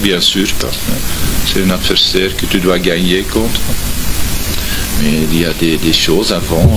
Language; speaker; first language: French; non-native, local second language; Dutch